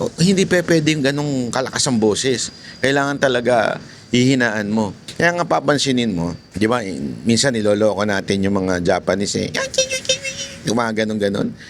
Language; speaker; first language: Filipino; native; Filipino